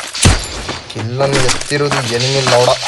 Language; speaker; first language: Kannada; native; Kannada